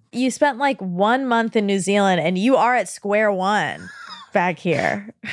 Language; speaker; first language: English; native; English